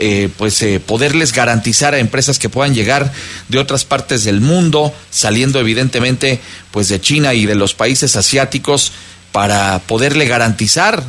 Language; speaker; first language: Spanish; native; Spanish